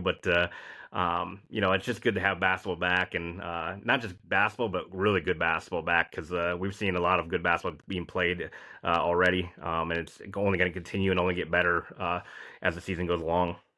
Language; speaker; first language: English; native; English